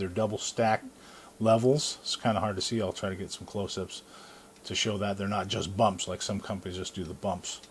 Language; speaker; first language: English; native; English